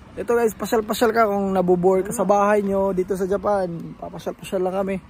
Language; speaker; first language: Filipino; native; Filipino